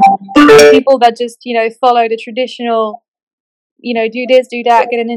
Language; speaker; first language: English; native; English